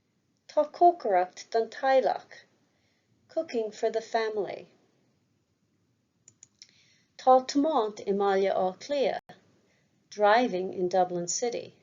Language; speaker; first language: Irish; non-native, local second language; English